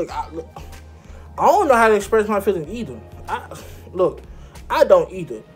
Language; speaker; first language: English; native; English